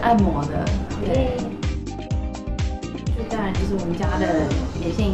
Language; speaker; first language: Chinese; native; Chinese